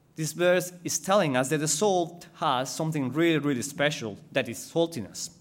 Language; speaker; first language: English; non-native, fluent; Spanish